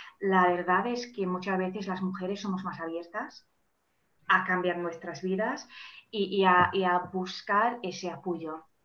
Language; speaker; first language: Spanish; non-native, fluent; English